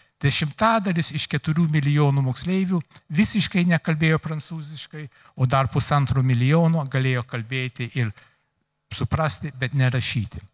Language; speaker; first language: Lithuanian; early bilingual, heritage; Lithuanian